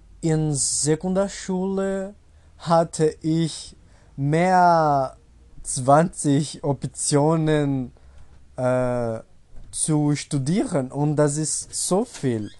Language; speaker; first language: German; non-native, learner; Portuguese